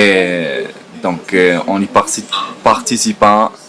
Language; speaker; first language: French; non-native, fluent; Danish